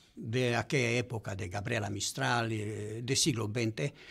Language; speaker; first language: Spanish; non-native, fluent; Romanian